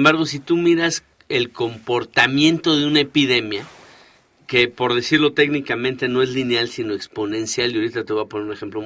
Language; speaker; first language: Spanish; native; Spanish